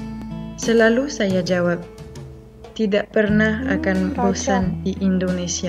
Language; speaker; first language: Indonesian; non-native, fluent; French